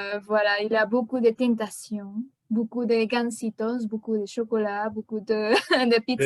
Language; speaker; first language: French; non-native, fluent; Spanish